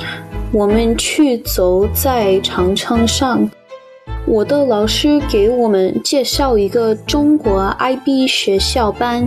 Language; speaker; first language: Chinese; non-native, learner; English